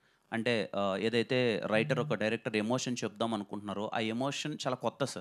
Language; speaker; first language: Telugu; native; Telugu